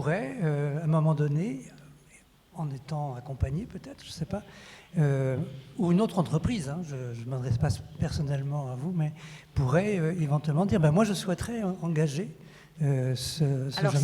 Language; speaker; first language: French; native; French